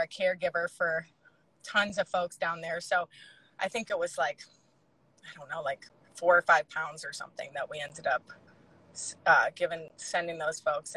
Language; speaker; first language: English; native; English